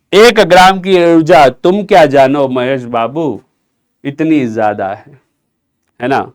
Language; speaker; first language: Hindi; non-native, local second language; Gujarati